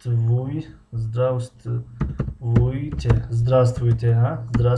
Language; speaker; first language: Russian; non-native, fluent; Tajik